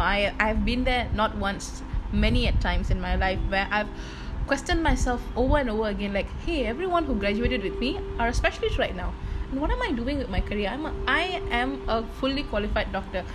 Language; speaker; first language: English; non-native, local second language; Tamil